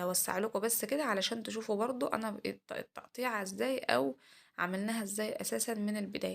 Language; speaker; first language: Arabic; native; Arabic